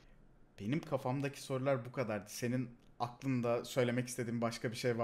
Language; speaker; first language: Turkish; native; Turkish